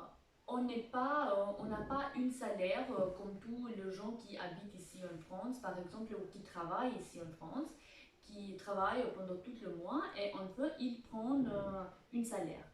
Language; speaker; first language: French; non-native, fluent; Albanian